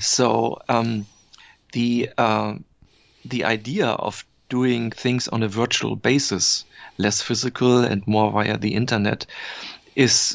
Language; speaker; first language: English; non-native, fluent; German